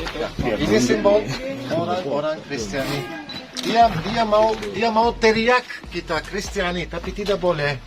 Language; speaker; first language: Indonesian; non-native, fluent; Turkish